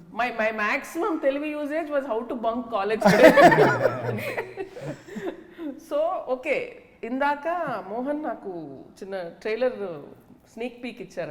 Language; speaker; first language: Telugu; native; Telugu